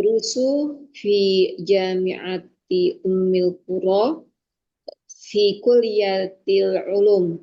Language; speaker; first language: Arabic; non-native, learner; Indonesian